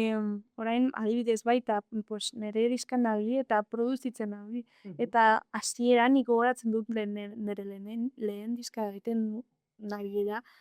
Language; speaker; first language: Basque; non-native, local second language; Spanish